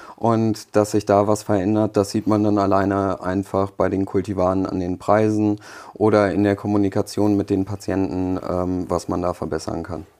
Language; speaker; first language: German; early bilingual, other home language; Polish